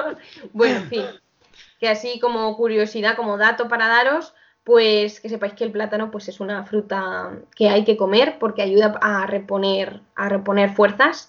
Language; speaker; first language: Spanish; native; Spanish